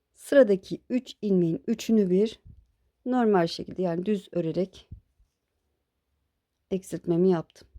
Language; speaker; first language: Turkish; native; Turkish